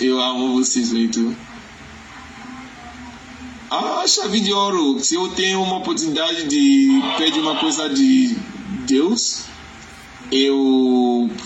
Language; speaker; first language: Portuguese; non-native, learner; Yoruba